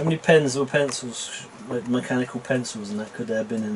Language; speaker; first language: English; native; English